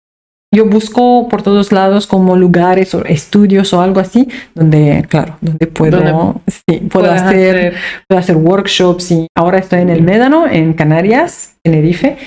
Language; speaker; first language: Spanish; non-native, fluent; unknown